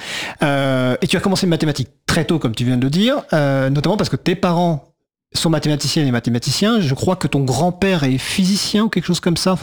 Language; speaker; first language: French; native; French